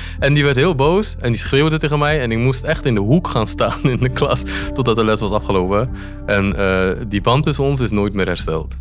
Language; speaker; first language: Dutch; early bilingual, other home language; Polish